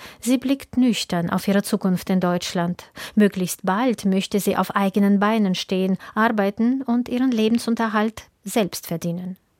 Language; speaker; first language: German; native; German